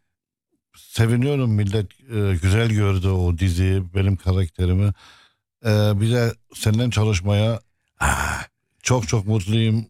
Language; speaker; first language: Turkish; non-native, fluent; Arabic